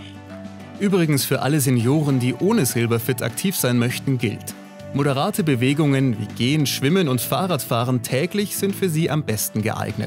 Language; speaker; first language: German; native; German